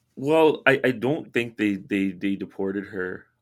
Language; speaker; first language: English; native; English